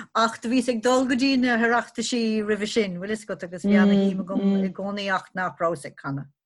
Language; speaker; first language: Irish; native; Irish